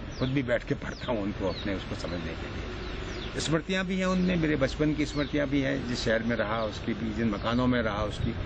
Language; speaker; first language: Hindi; native; Hindi